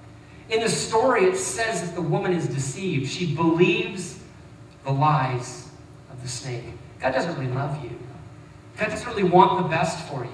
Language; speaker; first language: English; native; English